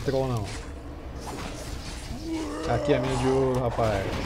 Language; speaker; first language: Portuguese; native; Portuguese